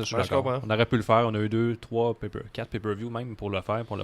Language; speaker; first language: French; native; French